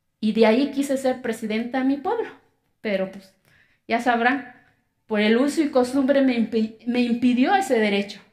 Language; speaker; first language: Spanish; non-native, local second language; Zapotec